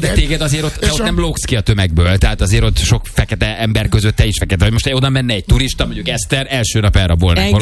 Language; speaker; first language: Hungarian; native; Hungarian